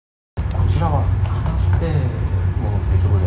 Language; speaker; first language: Japanese; non-native, learner; Korean